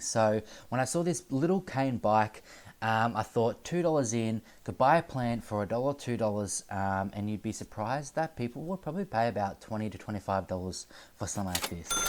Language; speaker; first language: English; native; English